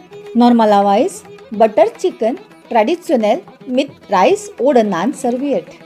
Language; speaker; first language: German; non-native, learner; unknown